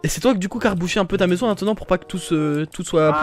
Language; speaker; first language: French; native; French